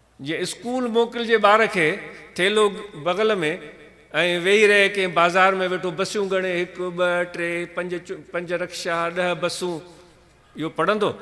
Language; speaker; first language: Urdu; non-native, local second language; Sindhi